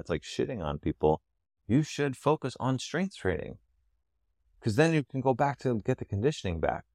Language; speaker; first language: English; native; English